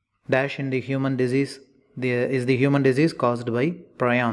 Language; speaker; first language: English; non-native, local second language; Tamil